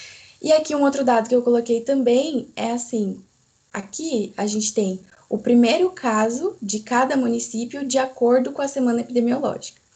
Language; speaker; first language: Portuguese; native; Portuguese